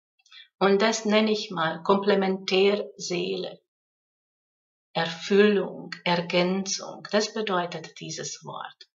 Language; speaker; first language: German; non-native, fluent; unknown